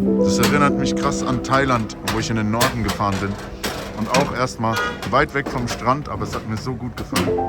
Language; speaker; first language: German; native; German